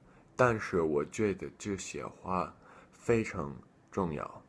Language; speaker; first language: Chinese; non-native, learner; English